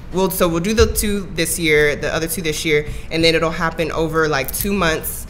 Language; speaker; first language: English; native; English